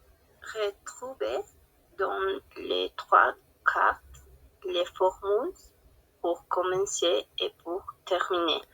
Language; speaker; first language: French; non-native, learner; Spanish